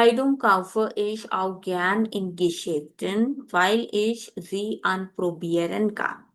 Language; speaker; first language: German; non-native, fluent; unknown